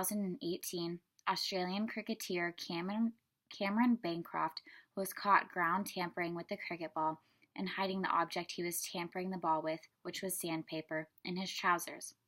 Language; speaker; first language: English; native; English